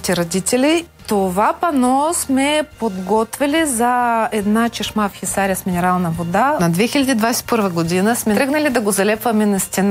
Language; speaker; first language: Bulgarian; non-native, fluent; Ukrainian